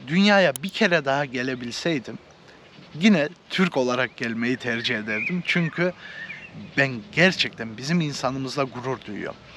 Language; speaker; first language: Turkish; early bilingual, heritage; Turkish